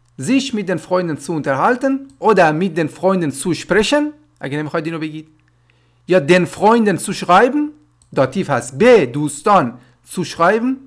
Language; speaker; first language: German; non-native, fluent; Persian